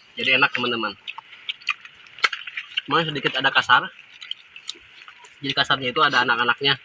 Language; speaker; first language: Indonesian; non-native, local second language; Sundanese